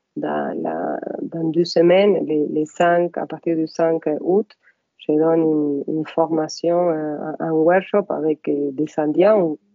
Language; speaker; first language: French; non-native, fluent; Spanish